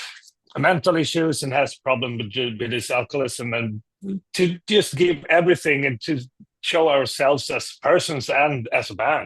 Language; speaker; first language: English; non-native, fluent; Swedish